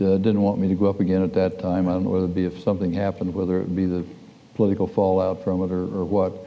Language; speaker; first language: English; native; English